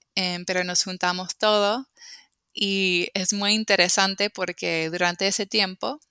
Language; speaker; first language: Spanish; non-native, fluent; English